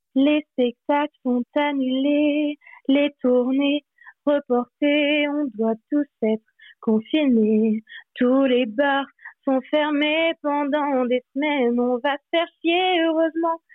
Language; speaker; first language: French; native; French